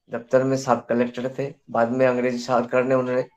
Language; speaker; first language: Hindi; native; Hindi